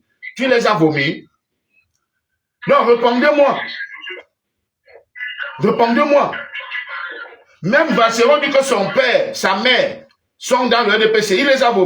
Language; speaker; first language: French; native; French